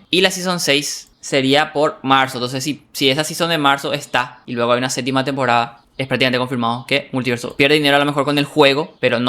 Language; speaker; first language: Spanish; native; Spanish